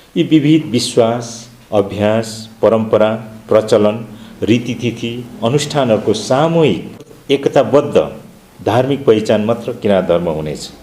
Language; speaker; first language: Nepali; non-native, local second language; Limburgish